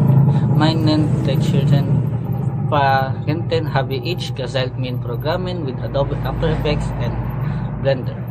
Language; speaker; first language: German; non-native, learner; Filipino